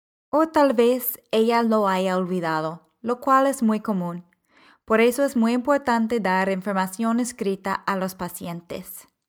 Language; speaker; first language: Spanish; non-native, fluent; English